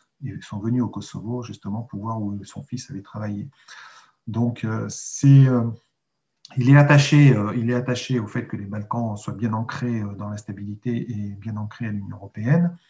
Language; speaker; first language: French; native; French